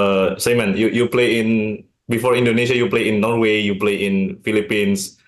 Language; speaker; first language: English; non-native, learner; Indonesian